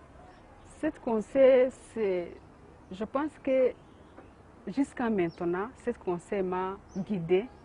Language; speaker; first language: French; non-native, learner; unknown